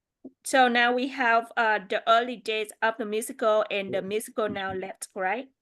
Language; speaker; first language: English; non-native, fluent; Vietnamese